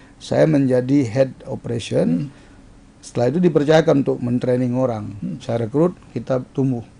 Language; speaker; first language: Indonesian; non-native, local second language; Achinese